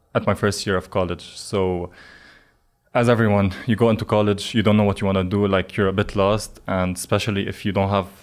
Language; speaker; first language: English; non-native, fluent; Arabic